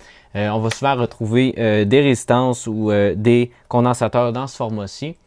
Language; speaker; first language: French; native; French